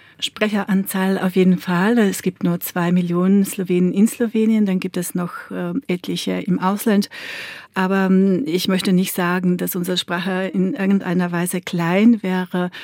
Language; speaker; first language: German; non-native, fluent; Slovenian